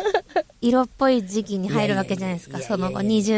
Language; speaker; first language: Japanese; native; Japanese